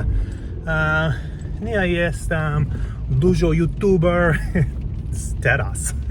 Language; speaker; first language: Polish; non-native, learner; English